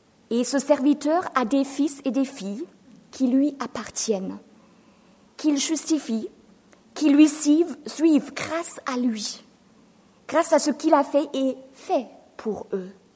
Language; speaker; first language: French; non-native, fluent; German